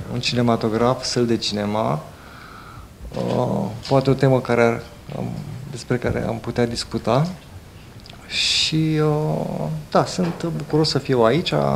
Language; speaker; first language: Romanian; early bilingual, heritage; Romanian